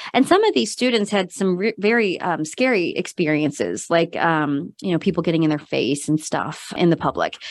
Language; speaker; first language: English; native; English